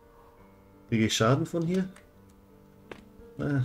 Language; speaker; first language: German; native; German